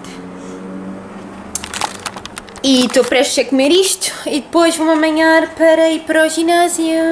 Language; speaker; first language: Portuguese; early bilingual, heritage; Portuguese